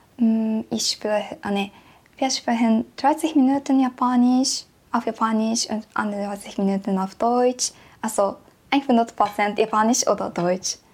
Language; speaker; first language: German; non-native, learner; Japanese